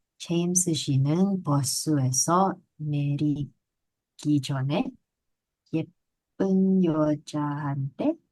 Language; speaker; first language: Korean; non-native, learner; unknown